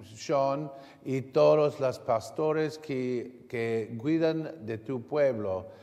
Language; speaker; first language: Spanish; non-native, learner; English